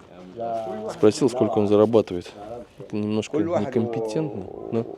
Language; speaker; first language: Russian; native; Russian